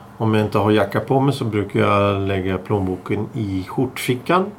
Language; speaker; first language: Swedish; native; Swedish